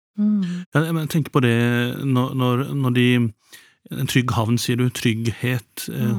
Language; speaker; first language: Norwegian; native; Norwegian